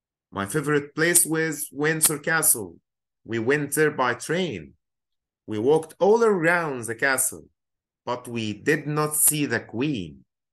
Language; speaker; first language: English; non-native, fluent; Arabic